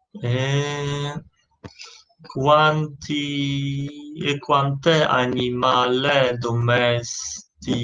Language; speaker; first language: Italian; non-native, learner; Polish